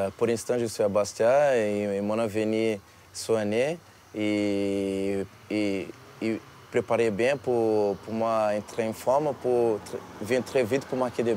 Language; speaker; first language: French; non-native, learner; Portuguese